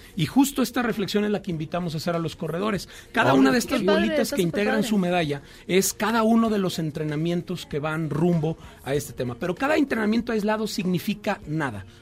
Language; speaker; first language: Spanish; native; Spanish